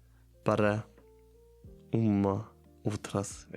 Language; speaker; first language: Portuguese; non-native, learner; German